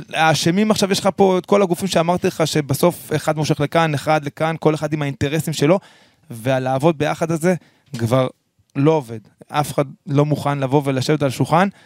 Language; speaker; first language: Hebrew; early bilingual, other home language; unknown